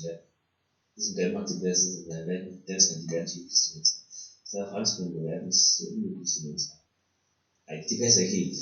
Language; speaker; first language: Danish; native; Danish